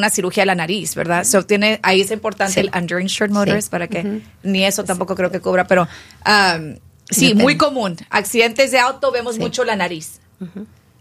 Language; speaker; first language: Spanish; early bilingual, heritage; Spanish